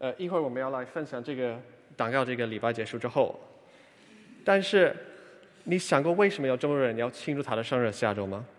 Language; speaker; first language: Chinese; non-native, fluent; English